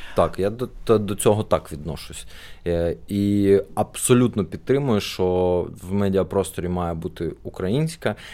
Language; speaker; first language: Ukrainian; non-native, local second language; Russian